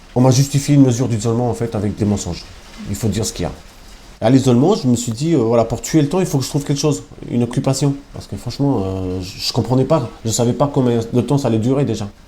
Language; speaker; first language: French; non-native, fluent; Albanian